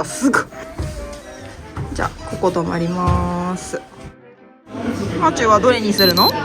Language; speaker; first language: Japanese; native; Japanese